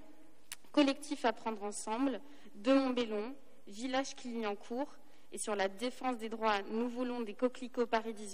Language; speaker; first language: French; native; French